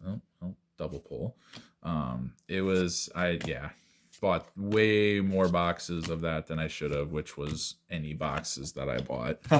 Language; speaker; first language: English; native; English